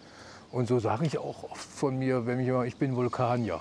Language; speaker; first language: German; native; German